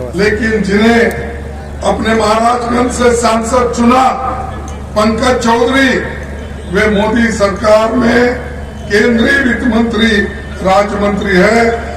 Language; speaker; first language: Hindi; non-native, local second language; Kannada